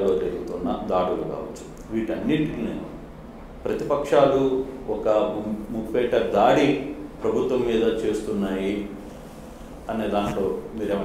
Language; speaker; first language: Telugu; native; Telugu